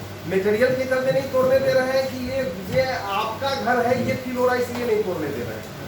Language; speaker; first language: Hindi; native; Hindi